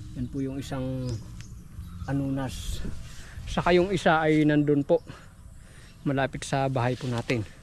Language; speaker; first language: Filipino; non-native, local second language; Iloko